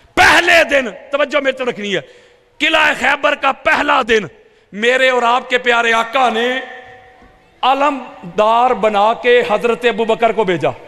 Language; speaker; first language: Urdu; non-native, local second language; Punjabi